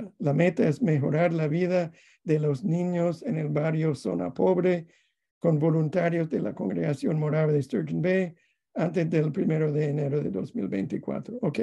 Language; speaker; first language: Spanish; non-native, fluent; English